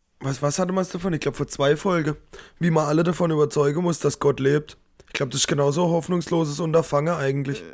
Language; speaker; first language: German; native; German